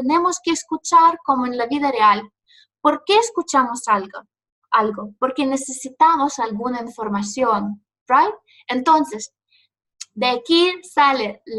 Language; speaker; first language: Spanish; non-native, fluent; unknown